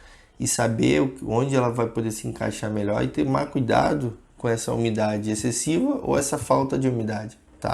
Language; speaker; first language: Portuguese; native; Portuguese